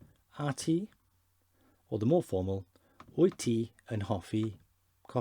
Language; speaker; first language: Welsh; non-native, learner; English